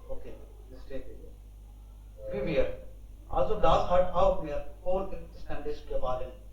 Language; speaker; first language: German; non-native, learner; Hindi